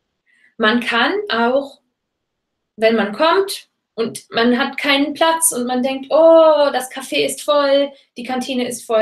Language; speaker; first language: German; non-native, fluent; English